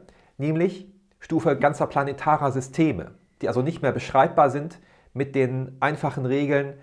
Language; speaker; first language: German; native; German